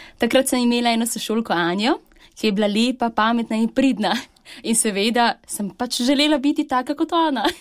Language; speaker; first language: Slovenian; early bilingual, other home language; Chinese